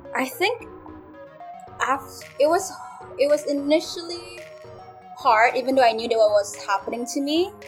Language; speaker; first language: English; non-native, local second language; Malay